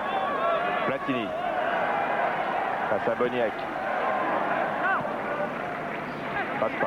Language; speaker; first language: French; native; French